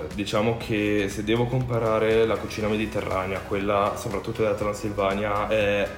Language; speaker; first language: Italian; early bilingual, other home language; Romanian